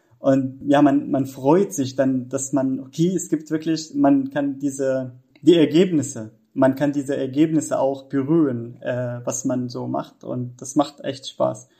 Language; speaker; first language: German; non-native, fluent; Arabic